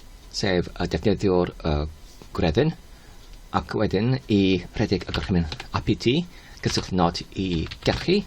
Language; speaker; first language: Welsh; non-native, learner; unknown